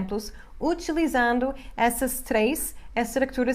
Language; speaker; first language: Portuguese; non-native, fluent; English